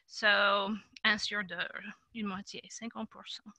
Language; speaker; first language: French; non-native, fluent; English